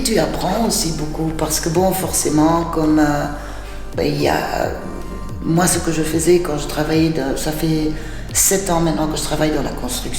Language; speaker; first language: French; non-native, fluent; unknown